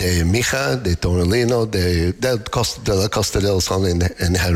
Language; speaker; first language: Spanish; non-native, learner; English